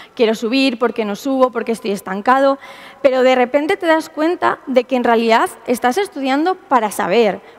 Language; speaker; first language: Spanish; native; Spanish